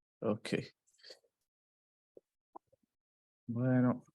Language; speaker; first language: Spanish; non-native, learner; Italian